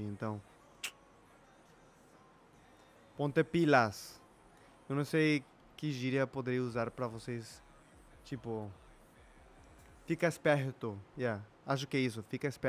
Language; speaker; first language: Portuguese; non-native, fluent; Spanish